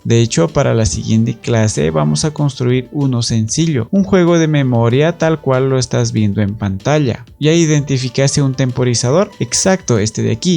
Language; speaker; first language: Spanish; native; Spanish